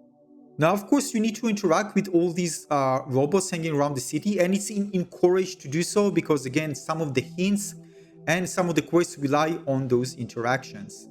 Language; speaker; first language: English; non-native, fluent; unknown